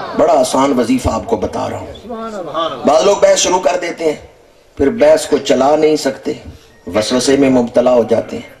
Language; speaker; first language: Urdu; non-native, local second language; Punjabi